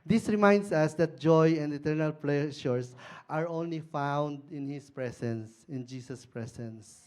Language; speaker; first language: English; non-native, local second language; Filipino